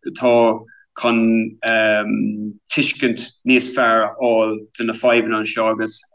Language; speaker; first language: Irish; non-native, local second language; English